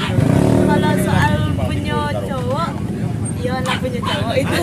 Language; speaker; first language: Indonesian; non-native, local second language; Minangkabau